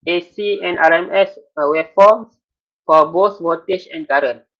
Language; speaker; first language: English; non-native, local second language; Malay